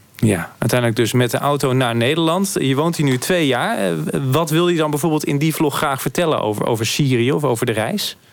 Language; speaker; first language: Dutch; native; Dutch